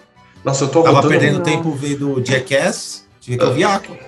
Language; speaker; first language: Portuguese; native; Portuguese